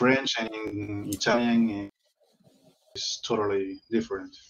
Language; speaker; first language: English; non-native, learner; Spanish